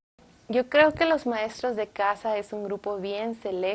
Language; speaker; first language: Spanish; non-native, learner; English